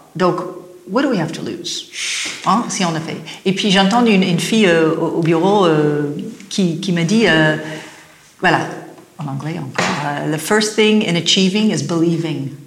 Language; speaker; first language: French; non-native, fluent; English